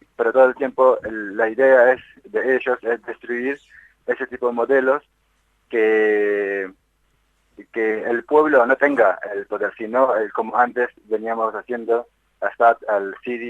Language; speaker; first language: Spanish; non-native, fluent; Kurdish